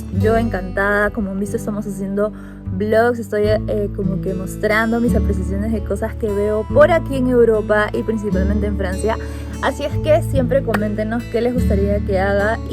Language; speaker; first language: Spanish; native; Spanish